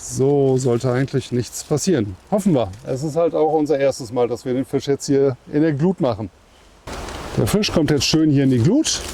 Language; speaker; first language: German; native; German